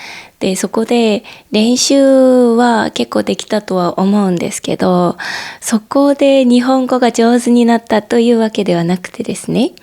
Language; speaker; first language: Japanese; non-native, fluent; Korean